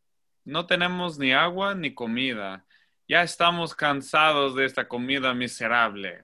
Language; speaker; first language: Spanish; non-native, fluent; English